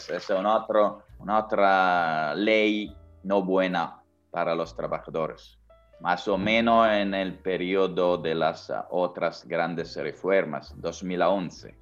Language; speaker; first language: Spanish; non-native, fluent; Italian